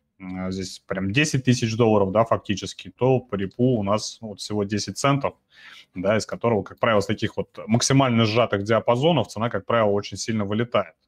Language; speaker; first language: Russian; native; Russian